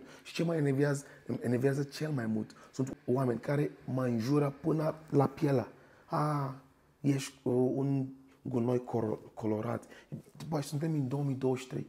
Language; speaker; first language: Romanian; non-native, fluent; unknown